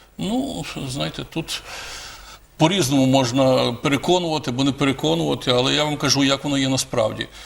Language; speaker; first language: Ukrainian; native; Ukrainian